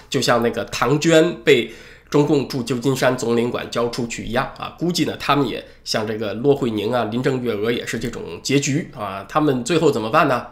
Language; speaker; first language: Chinese; native; Chinese